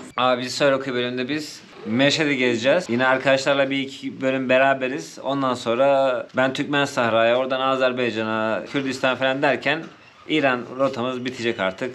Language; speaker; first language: Turkish; native; Turkish